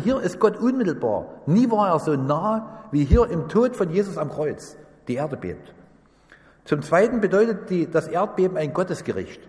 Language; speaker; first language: German; native; German